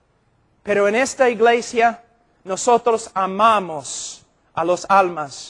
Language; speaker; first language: Spanish; non-native, fluent; English